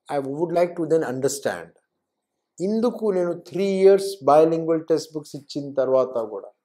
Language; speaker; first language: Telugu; non-native, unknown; Hindi